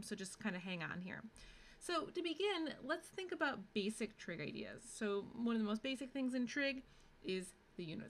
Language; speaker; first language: English; native; English